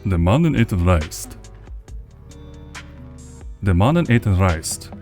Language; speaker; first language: Dutch; non-native, learner; English